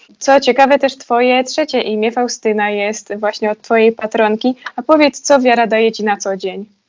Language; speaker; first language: Polish; native; Polish